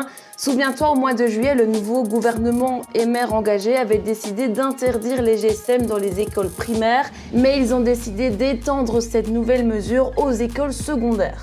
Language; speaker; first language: French; native; French